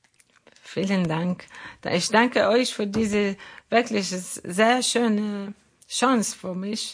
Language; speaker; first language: German; non-native, learner; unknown